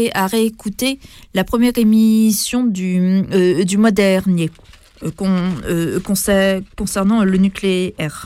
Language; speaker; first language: French; native; French